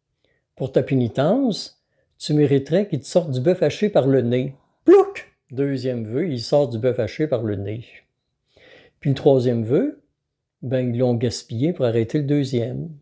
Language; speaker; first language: French; native; French